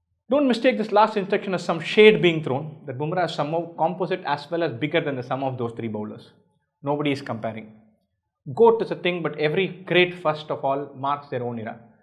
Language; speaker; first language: English; non-native, local second language; Tamil